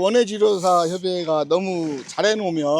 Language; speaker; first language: Korean; native; Korean